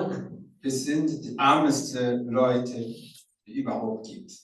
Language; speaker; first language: German; non-native, fluent; Rundi